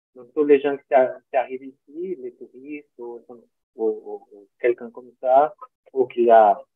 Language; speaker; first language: French; non-native, learner; Portuguese